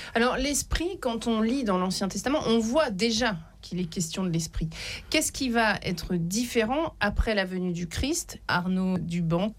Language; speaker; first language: French; native; French